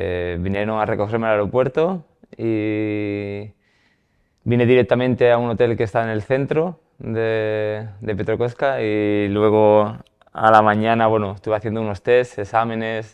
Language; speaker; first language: Spanish; native; Spanish